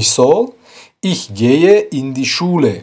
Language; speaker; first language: German; non-native, fluent; Tajik